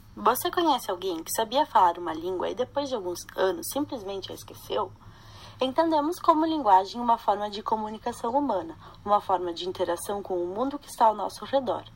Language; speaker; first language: Portuguese; non-native, local second language; German